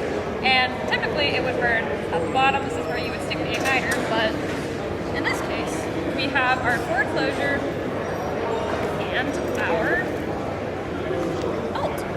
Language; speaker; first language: English; native; English